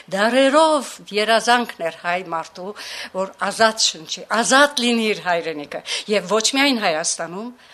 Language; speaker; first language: Armenian; native; Armenian